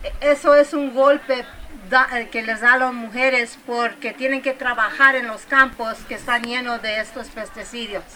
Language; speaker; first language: Spanish; early bilingual, heritage; Spanish